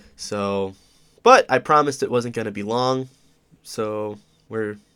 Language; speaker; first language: English; native; English